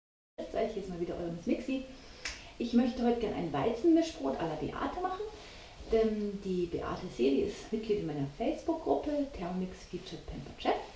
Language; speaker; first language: German; native; German